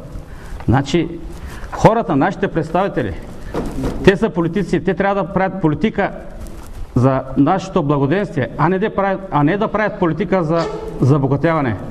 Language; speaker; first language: Bulgarian; non-native, local second language; Turkish